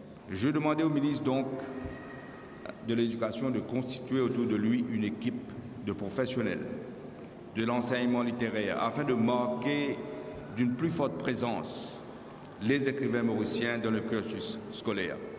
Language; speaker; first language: French; non-native, local second language; Morisyen